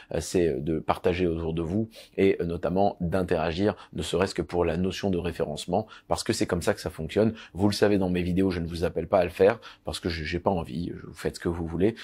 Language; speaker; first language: French; native; French